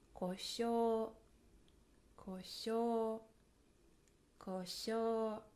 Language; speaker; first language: Japanese; non-native, fluent; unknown